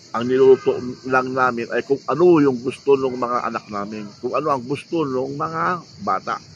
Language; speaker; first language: Filipino; native; Filipino